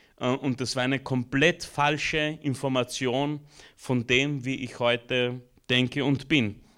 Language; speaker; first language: German; early bilingual, other home language; Romanian